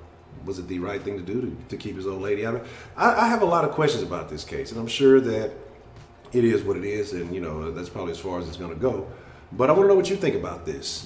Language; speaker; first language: English; native; English